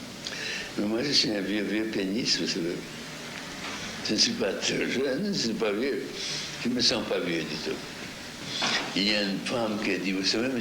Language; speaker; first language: French; non-native, fluent; Russian